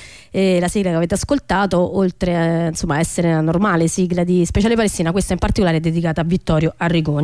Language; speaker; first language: Italian; native; Italian